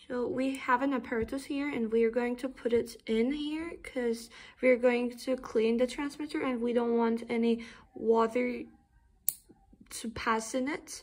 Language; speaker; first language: English; non-native, fluent; Turkish